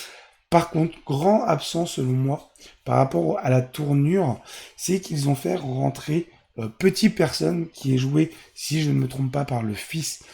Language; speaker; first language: French; native; French